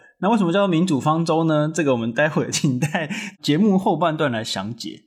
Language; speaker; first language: Chinese; native; Chinese